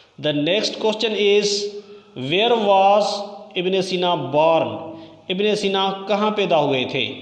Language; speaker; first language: Urdu; non-native, local second language; Sindhi